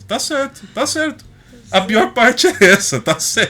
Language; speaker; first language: Portuguese; native; Portuguese